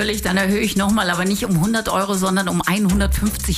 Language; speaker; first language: German; native; German